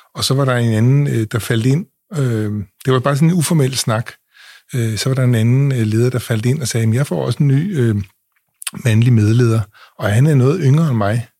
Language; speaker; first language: Danish; native; Danish